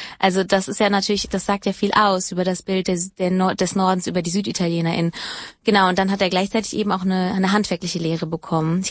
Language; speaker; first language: German; early bilingual, other home language; Italian